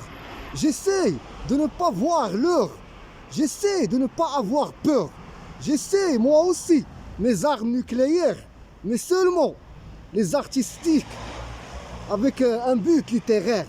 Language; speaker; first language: French; non-native, local second language; Arabic